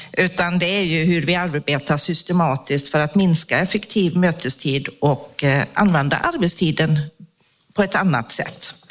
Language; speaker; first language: Swedish; native; Swedish